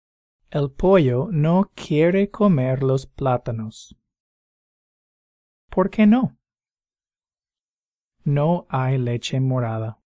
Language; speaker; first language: Spanish; non-native, fluent; English